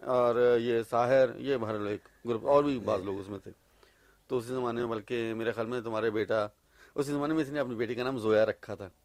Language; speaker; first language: Urdu; native; Urdu